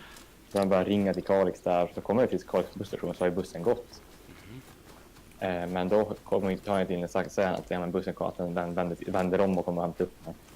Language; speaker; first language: Swedish; native; Swedish